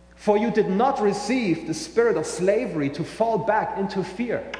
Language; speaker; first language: English; non-native, fluent; German